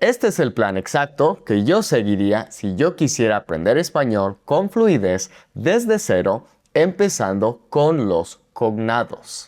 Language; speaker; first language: Spanish; non-native, fluent; English